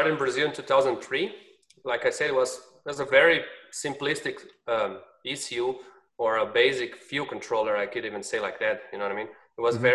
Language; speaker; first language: English; non-native, fluent; Portuguese